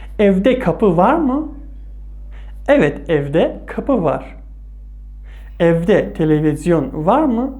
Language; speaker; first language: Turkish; non-native, fluent; Persian